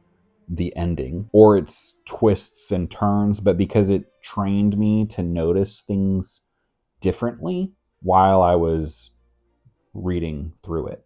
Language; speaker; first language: English; native; English